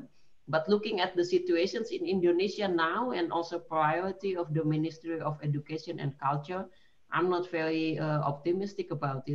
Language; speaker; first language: English; non-native, fluent; Indonesian